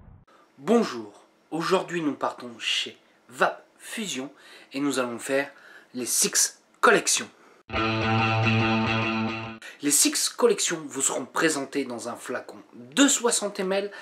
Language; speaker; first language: French; native; French